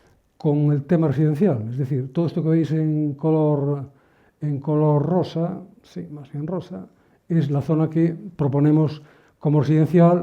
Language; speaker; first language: Spanish; native; Spanish